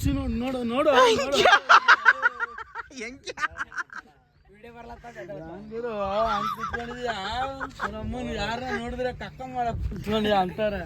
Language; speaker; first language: Kannada; native; Kannada